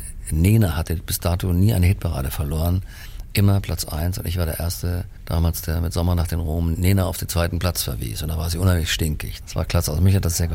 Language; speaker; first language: German; native; German